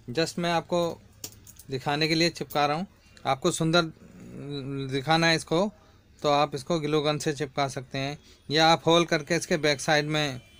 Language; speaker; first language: Hindi; native; Hindi